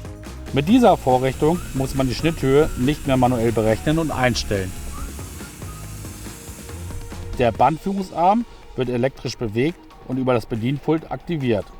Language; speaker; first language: German; native; German